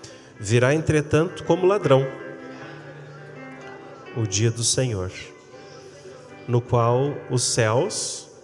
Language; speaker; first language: Portuguese; native; Portuguese